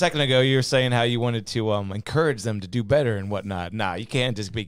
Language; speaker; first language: English; native; English